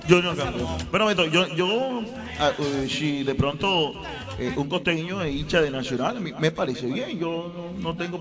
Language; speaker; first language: Spanish; native; Spanish